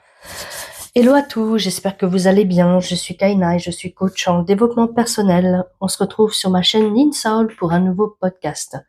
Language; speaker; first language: French; native; French